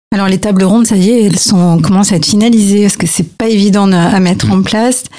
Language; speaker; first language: French; native; French